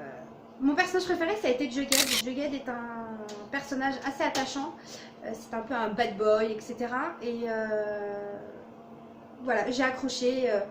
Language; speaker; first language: French; native; French